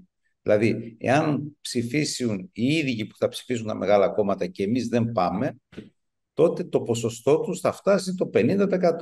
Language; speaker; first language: Greek; native; Greek